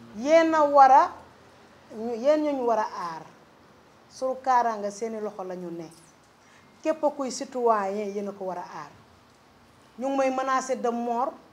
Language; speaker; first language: Wolof; non-native, local second language; Fula